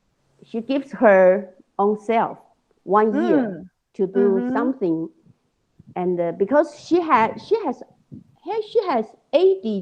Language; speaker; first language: English; non-native, learner; Chinese